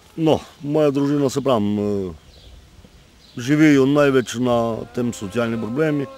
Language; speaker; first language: Slovenian; non-native, local second language; Romany